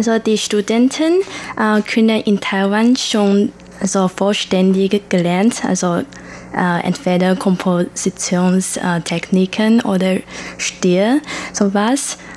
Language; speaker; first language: German; non-native, learner; Chinese